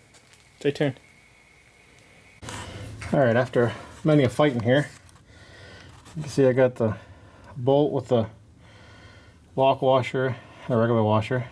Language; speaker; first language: English; native; English